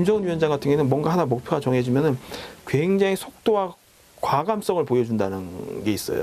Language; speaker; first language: Korean; native; Korean